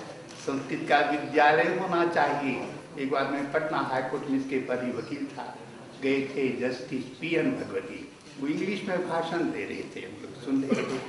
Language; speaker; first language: Hindi; native; Hindi